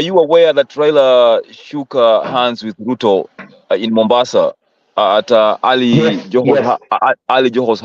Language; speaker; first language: English; non-native, local second language; Swahili